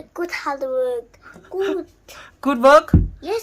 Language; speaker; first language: English; non-native, learner; Thai